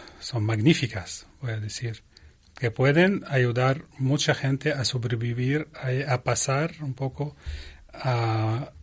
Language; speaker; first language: Spanish; non-native, learner; Arabic